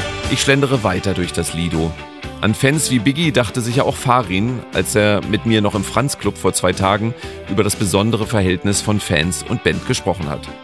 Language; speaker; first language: German; native; German